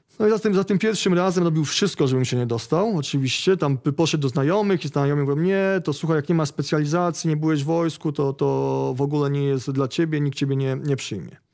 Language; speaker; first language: Polish; native; Polish